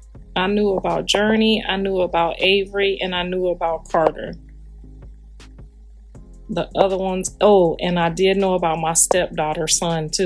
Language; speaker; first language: English; native; English